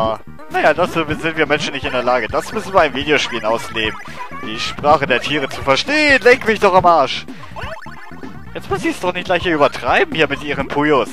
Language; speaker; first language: German; native; German